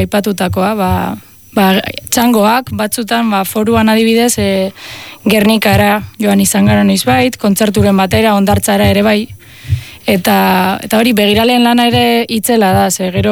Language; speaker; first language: Basque; native; Basque